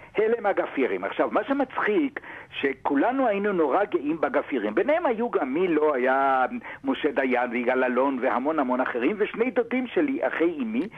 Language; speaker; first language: Hebrew; native; Hebrew